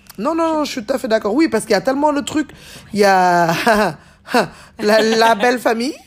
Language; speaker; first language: French; non-native, local second language; Wolof